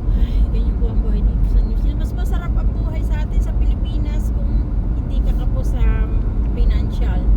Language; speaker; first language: Filipino; native; Filipino